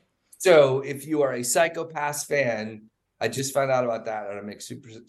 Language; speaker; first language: English; native; English